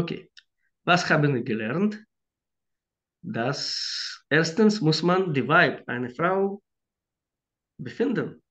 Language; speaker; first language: German; non-native, fluent; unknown